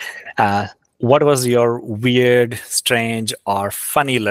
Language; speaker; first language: English; non-native, local second language; Gujarati